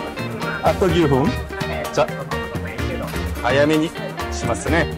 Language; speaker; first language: Japanese; non-native, learner; Korean